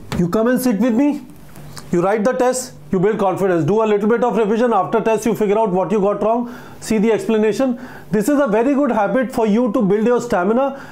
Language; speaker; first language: English; non-native, local second language; Hindi